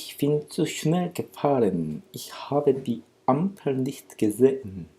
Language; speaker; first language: German; non-native, fluent; Korean